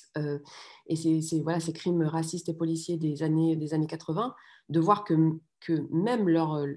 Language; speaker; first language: French; early bilingual, other home language; Riffian